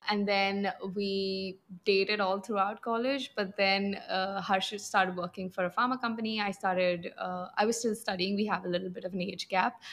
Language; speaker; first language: English; non-native, local second language; Punjabi